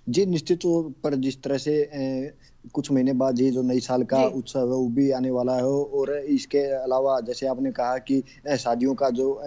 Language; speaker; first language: Hindi; native; Hindi